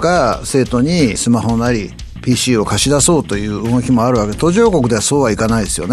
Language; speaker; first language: Japanese; native; Japanese